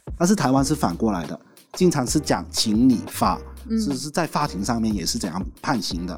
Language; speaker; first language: Chinese; non-native, local second language; Cantonese